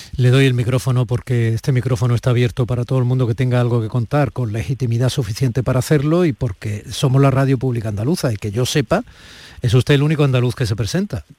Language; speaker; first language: Spanish; native; Spanish